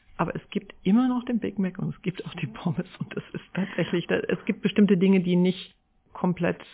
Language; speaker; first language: German; native; German